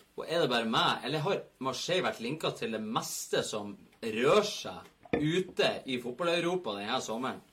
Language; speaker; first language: Norwegian; native; Norwegian